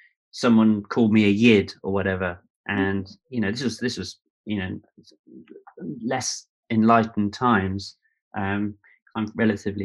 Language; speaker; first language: English; native; English